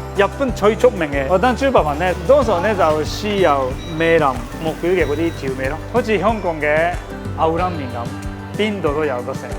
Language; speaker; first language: Cantonese; non-native, fluent; Japanese